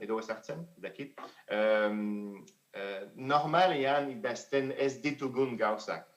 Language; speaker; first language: Basque; non-native, fluent; French